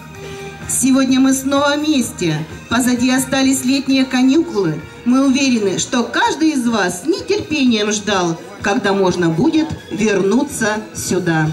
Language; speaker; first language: Russian; native; Russian